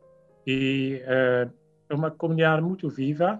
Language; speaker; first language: Portuguese; non-native, fluent; Dutch